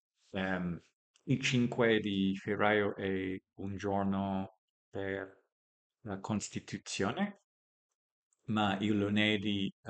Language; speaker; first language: Italian; non-native, learner; English